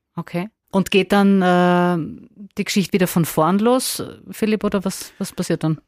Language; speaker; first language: German; native; German